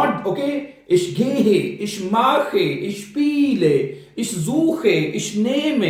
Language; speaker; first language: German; non-native, fluent; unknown